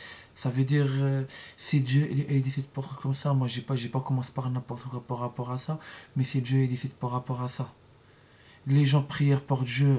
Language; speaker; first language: French; non-native, learner; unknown